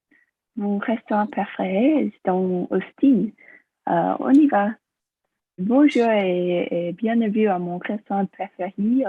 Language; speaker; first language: French; non-native, fluent; English